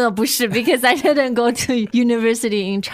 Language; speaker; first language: English; non-native, fluent; Chinese